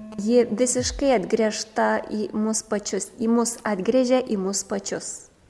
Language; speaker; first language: Lithuanian; native; Lithuanian